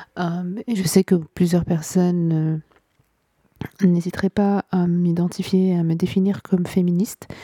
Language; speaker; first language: French; non-native, local second language; Arabic